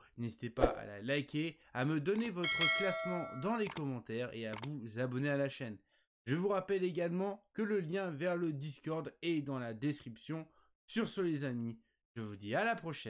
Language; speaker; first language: French; native; French